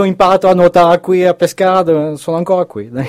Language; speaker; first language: Italian; non-native, fluent; French